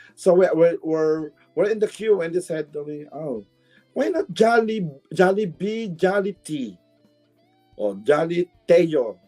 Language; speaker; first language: English; non-native, local second language; Filipino